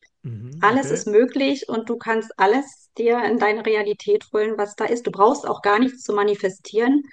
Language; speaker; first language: German; native; German